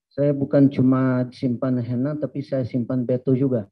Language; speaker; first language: Indonesian; non-native, fluent; Portuguese